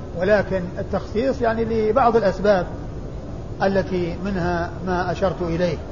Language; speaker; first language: Arabic; native; Arabic